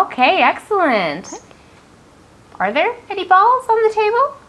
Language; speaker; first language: English; non-native, fluent; Spanish